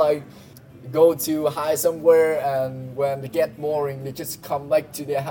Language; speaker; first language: English; non-native, learner; Vietnamese